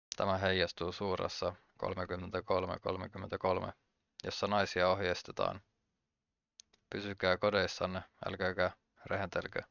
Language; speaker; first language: Finnish; native; Finnish